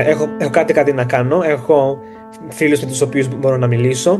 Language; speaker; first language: Greek; early bilingual, heritage; Greek